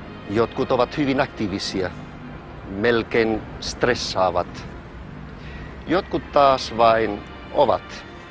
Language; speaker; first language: Finnish; non-native, fluent; Spanish